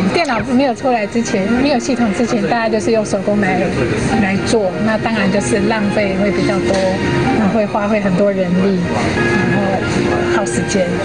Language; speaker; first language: Chinese; native; Chinese